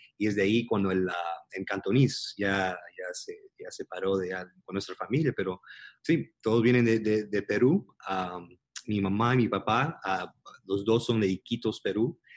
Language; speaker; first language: Spanish; early bilingual, heritage; Spanish